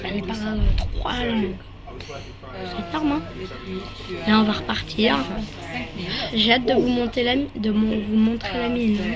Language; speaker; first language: French; native; French